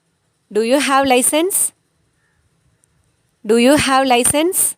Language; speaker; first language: English; non-native, local second language; Tamil